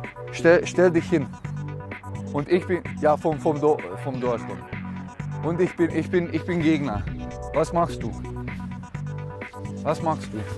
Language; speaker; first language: German; non-native, learner; Hungarian